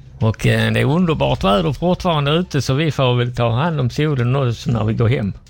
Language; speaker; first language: Swedish; native; Swedish